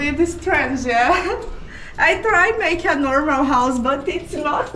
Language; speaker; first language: English; non-native, learner; Portuguese